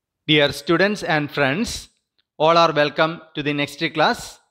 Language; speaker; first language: English; non-native, local second language; Malayalam